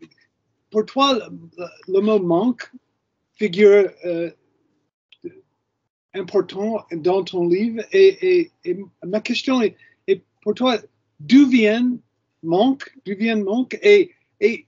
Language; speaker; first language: French; non-native, fluent; English